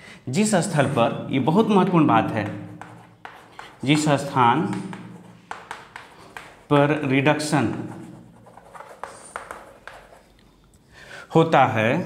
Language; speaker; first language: Hindi; native; Hindi